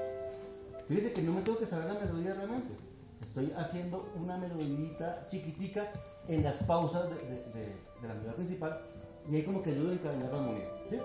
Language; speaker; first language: Spanish; native; Spanish